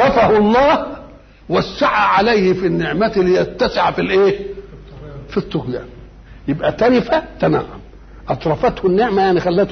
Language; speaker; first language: Arabic; native; Arabic